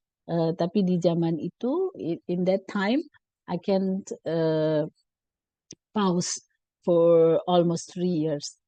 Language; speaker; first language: English; non-native, learner; Indonesian